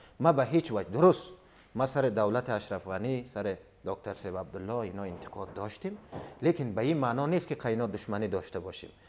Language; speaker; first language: Persian; native; Persian